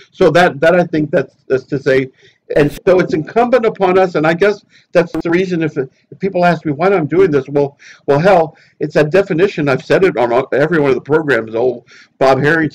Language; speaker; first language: English; early bilingual, other home language; Spanish